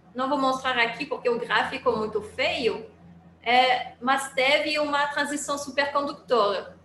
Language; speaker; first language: Portuguese; non-native, fluent; French